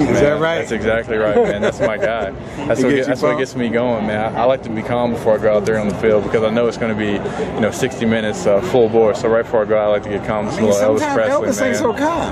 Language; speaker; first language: English; native; English